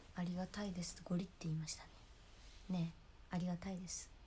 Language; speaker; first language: Japanese; native; Japanese